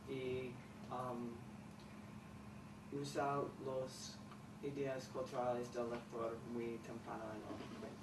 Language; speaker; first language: Spanish; non-native, learner; English